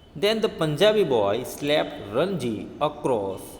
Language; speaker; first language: English; non-native, local second language; Hindi